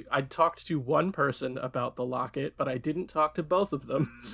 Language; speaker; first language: English; native; English